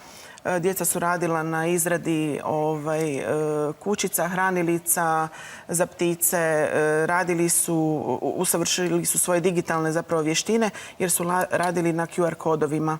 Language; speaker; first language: Croatian; native; Croatian